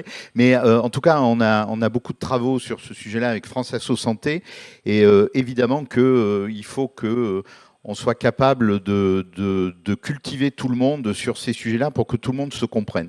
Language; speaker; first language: French; native; French